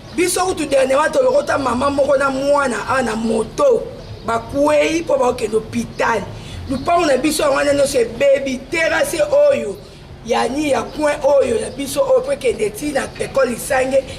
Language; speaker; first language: Lingala; native; Lingala